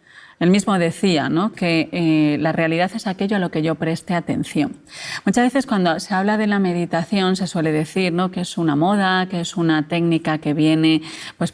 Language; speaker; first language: Spanish; native; Spanish